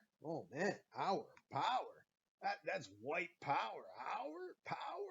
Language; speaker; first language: English; native; English